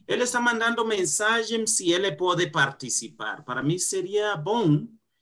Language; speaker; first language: Portuguese; non-native, fluent; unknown